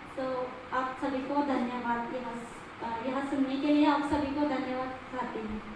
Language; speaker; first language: Hindi; non-native, local second language; Kannada